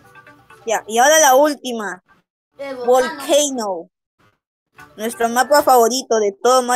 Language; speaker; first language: Spanish; native; Spanish